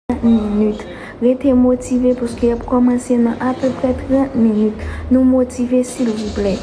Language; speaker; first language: French; non-native, learner; Haitian Creole